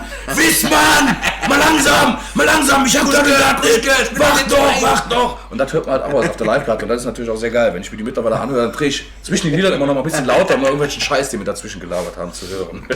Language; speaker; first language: German; native; German